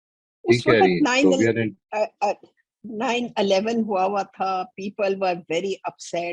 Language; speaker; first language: Urdu; native; Urdu